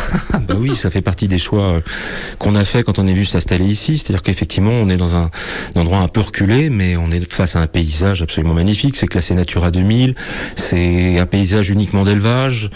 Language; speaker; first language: French; native; French